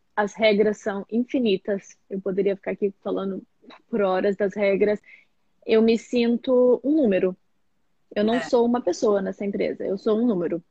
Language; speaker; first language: Portuguese; native; Portuguese